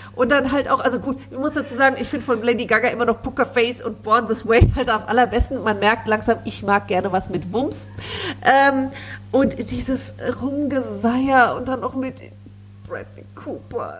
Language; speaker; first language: German; native; German